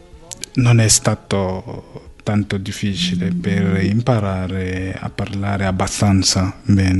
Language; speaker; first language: Italian; non-native, fluent; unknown